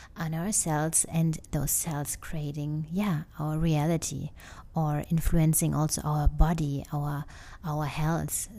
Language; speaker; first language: English; non-native, fluent; German